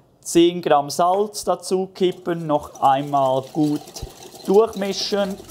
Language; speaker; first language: German; native; German